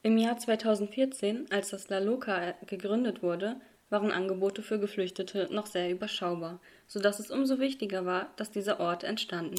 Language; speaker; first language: German; native; German